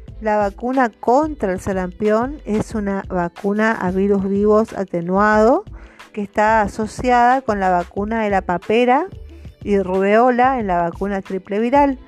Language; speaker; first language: Spanish; native; Spanish